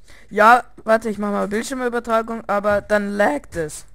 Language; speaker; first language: German; early bilingual, other home language; Russian